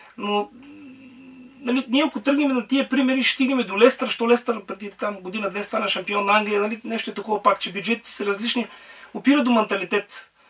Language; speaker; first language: Bulgarian; native; Bulgarian